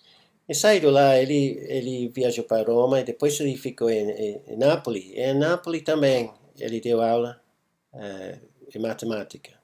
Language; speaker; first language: Portuguese; non-native, fluent; English